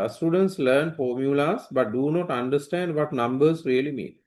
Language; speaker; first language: English; non-native, local second language; Sinhala